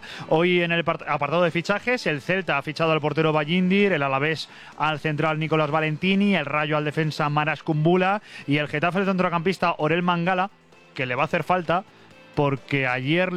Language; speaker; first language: Spanish; native; Spanish